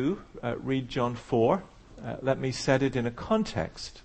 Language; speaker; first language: English; native; English